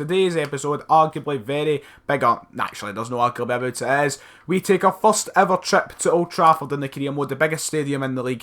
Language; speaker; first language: English; native; English